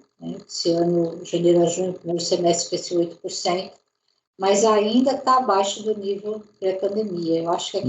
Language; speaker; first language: Portuguese; native; Portuguese